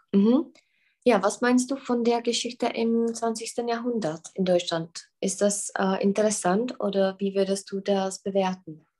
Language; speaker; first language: German; non-native, fluent; Czech